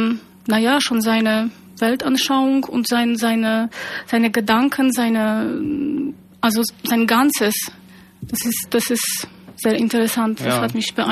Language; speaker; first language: German; non-native, fluent; Polish